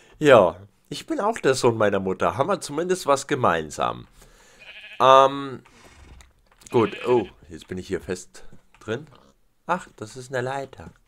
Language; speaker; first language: German; native; German